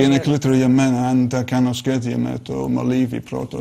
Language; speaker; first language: Greek; non-native, learner; English